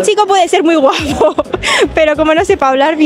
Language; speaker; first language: Spanish; native; Spanish